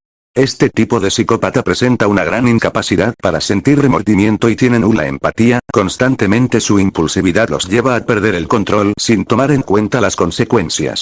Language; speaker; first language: Spanish; native; Spanish